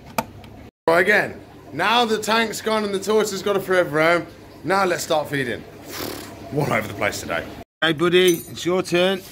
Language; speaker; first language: English; native; English